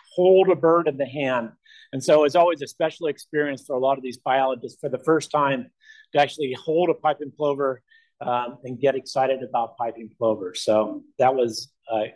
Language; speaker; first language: English; native; English